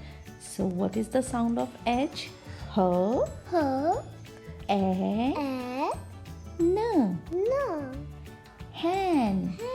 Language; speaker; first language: English; non-native, local second language; Hindi